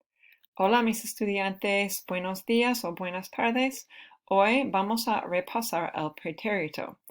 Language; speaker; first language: Spanish; non-native, fluent; English